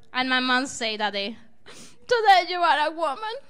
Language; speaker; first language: English; non-native, learner; Spanish